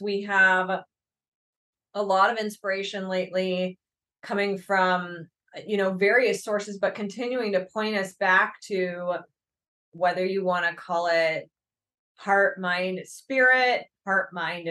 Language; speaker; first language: English; native; English